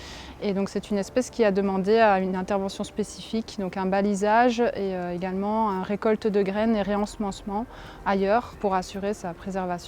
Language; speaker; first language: French; native; French